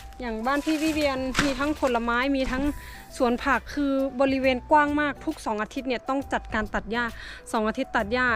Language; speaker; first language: Thai; native; Thai